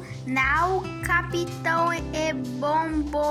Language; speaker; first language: Portuguese; non-native, learner; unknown